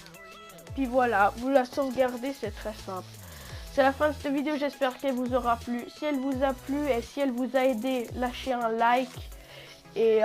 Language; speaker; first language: French; native; French